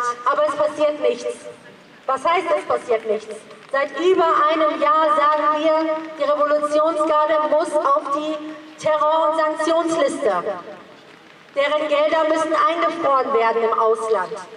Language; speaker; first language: German; early bilingual, other home language; Persian